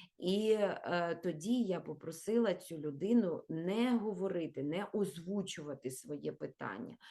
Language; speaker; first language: Ukrainian; non-native, local second language; Russian